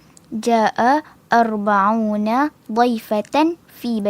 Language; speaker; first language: Arabic; non-native, learner; Malay